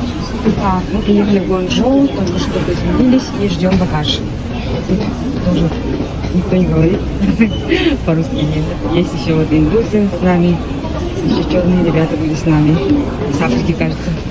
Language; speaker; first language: Russian; native; Russian